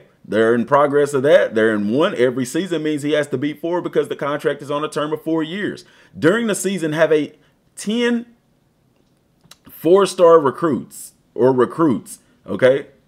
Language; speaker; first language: English; native; English